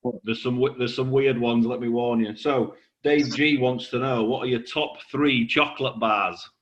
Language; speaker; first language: English; native; English